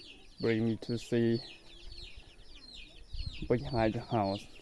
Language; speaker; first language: English; non-native, learner; Hmong